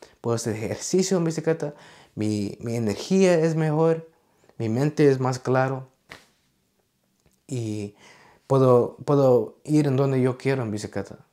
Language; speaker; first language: Spanish; early bilingual, heritage; Spanish